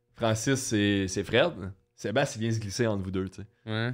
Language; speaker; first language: French; native; French